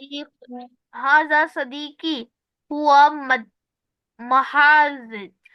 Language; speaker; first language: Arabic; non-native, learner; Urdu